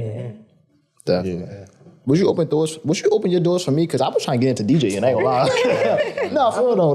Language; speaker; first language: English; native; English